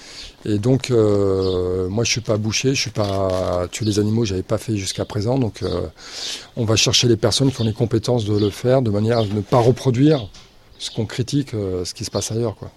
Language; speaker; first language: French; native; French